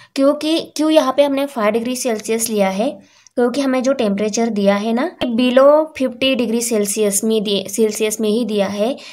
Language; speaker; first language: Hindi; non-native, local second language; Marathi